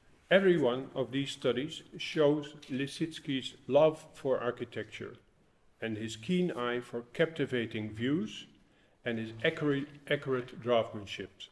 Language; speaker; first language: English; non-native, fluent; Dutch